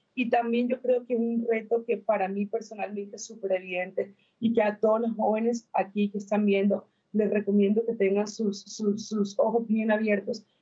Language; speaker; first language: Spanish; native; Spanish